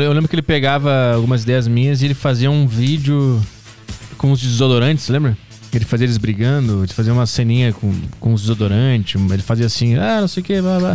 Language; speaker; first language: Portuguese; native; Portuguese